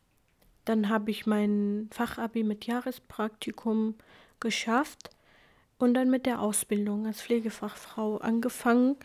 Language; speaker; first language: German; non-native, fluent; Kurdish